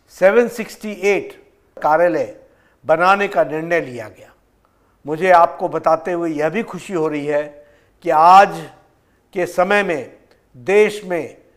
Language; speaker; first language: Hindi; native; Hindi